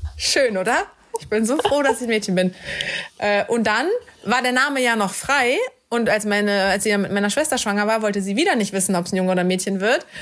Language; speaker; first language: German; native; German